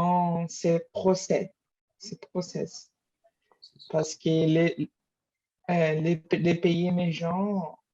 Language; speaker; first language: French; non-native, learner; Portuguese